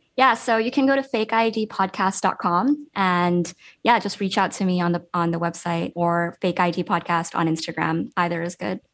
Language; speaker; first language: English; early bilingual, other home language; Urdu